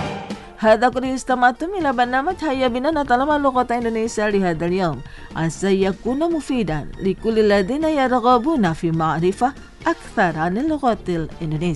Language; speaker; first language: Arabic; non-native, fluent; Indonesian